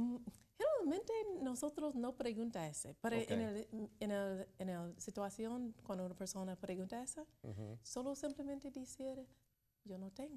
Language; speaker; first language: Spanish; non-native, learner; English